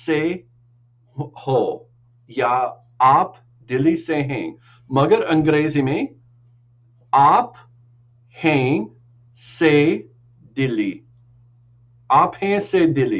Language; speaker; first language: Hindi; non-native, learner; English